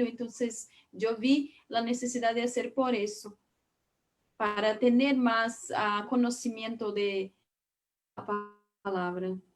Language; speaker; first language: Spanish; non-native, learner; Portuguese